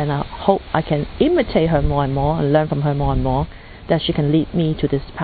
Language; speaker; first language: English; non-native, local second language; Cantonese